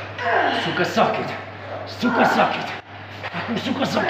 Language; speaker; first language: Indonesian; non-native, fluent; English